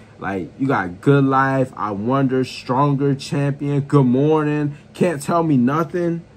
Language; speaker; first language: English; native; English